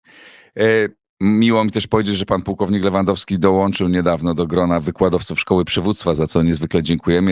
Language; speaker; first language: Polish; native; Polish